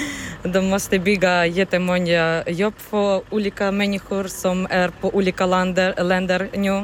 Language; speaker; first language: Swedish; non-native, learner; Ukrainian